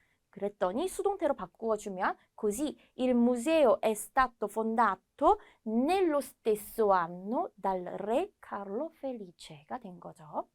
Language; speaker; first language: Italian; non-native, fluent; Korean